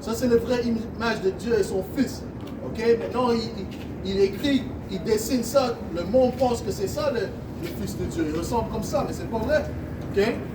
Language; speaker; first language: French; non-native, learner; English